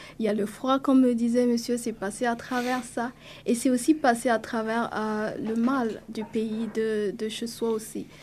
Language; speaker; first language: French; non-native, local second language; Mossi